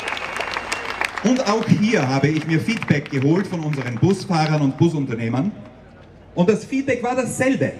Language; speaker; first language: German; native; German